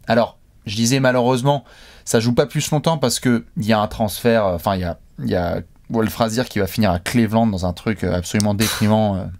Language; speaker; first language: French; native; French